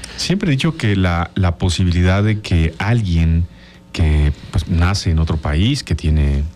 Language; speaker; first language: Spanish; native; Spanish